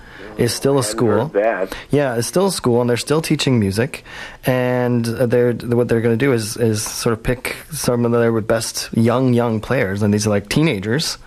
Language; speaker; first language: English; native; English